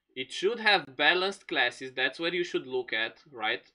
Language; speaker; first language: English; non-native, fluent; Romanian